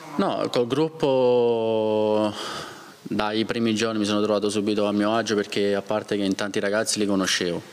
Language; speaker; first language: Italian; native; Italian